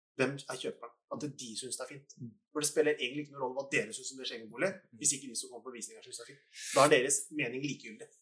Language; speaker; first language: Norwegian; native; Norwegian